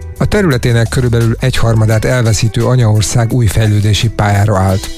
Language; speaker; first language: Hungarian; native; Hungarian